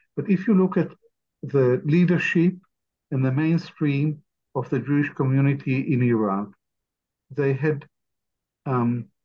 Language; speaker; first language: English; non-native, fluent; Arabic